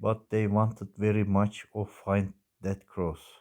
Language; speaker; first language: English; non-native, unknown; Turkish